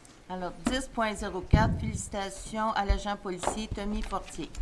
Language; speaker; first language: French; native; French